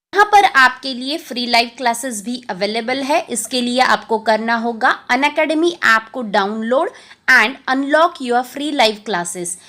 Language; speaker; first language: Hindi; non-native, local second language; Marathi